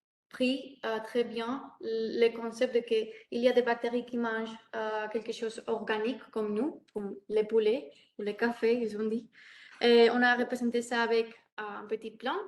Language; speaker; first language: French; non-native, learner; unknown